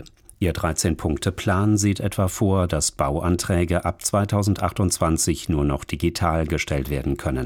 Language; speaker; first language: German; native; German